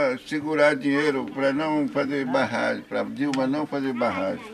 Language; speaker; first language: Portuguese; non-native, local second language; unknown